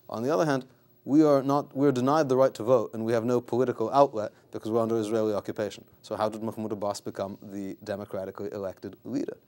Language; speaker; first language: English; native; English